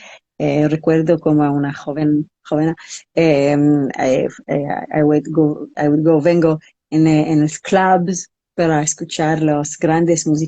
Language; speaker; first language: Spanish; non-native, learner; English